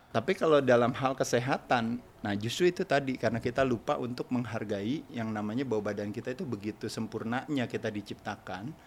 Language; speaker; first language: Indonesian; native; Indonesian